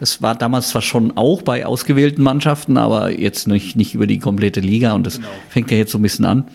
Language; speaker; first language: German; native; German